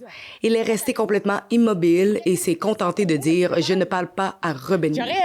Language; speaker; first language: French; native; French